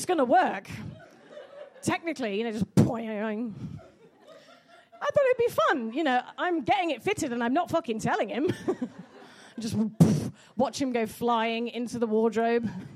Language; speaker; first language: English; native; English